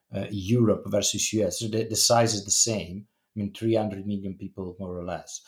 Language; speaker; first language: English; non-native, fluent; Italian